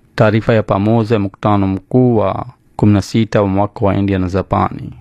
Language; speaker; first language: Swahili; non-native, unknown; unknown